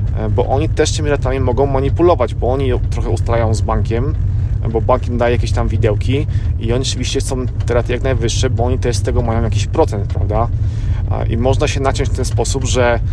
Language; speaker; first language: Polish; native; Polish